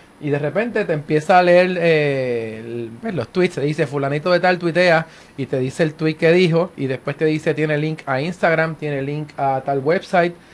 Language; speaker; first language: Spanish; native; Spanish